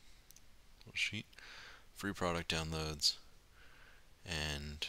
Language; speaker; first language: English; native; English